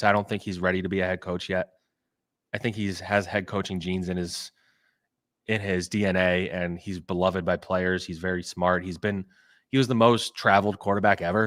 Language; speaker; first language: English; native; English